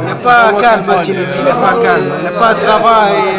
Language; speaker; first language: French; non-native, learner; Arabic